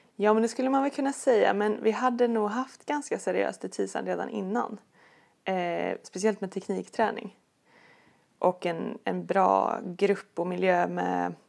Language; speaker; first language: Swedish; native; Swedish